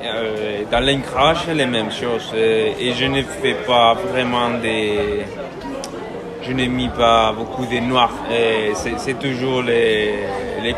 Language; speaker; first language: French; non-native, learner; Spanish